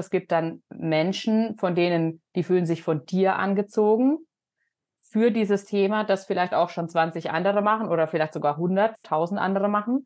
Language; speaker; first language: German; native; German